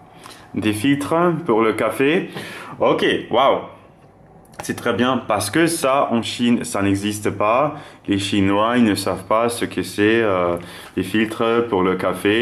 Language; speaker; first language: French; non-native, fluent; German